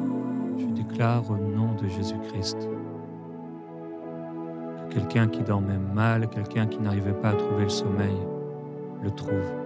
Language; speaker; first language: French; native; French